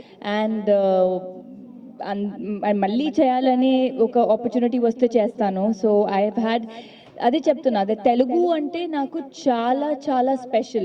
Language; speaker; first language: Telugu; non-native, fluent; Hindi